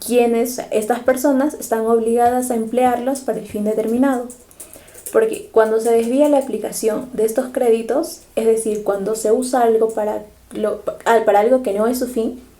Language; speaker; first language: Spanish; native; Spanish